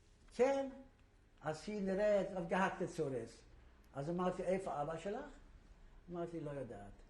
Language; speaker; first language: Hebrew; non-native, fluent; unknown